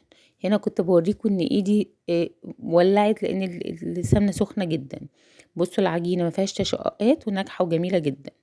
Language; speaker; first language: Arabic; native; Arabic